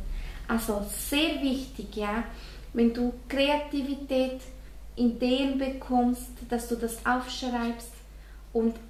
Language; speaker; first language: German; non-native, fluent; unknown